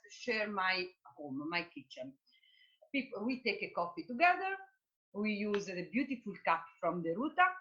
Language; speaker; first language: English; non-native, fluent; Italian